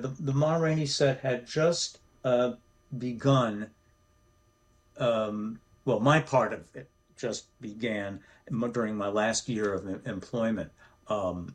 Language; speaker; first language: English; native; English